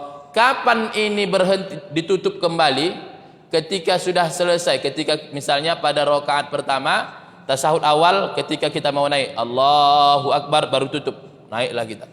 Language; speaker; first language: Indonesian; native; Indonesian